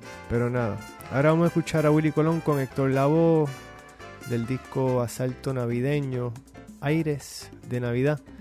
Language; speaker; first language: Spanish; native; Spanish